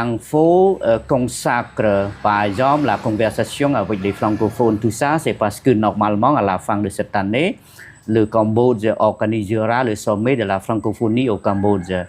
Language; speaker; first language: French; non-native, fluent; Khmer